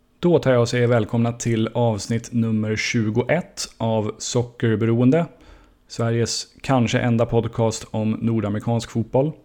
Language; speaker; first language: Swedish; native; Swedish